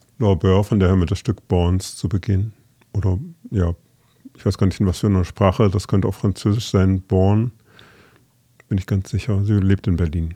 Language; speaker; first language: German; native; German